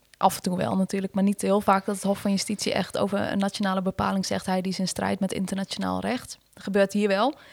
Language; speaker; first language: Dutch; native; Dutch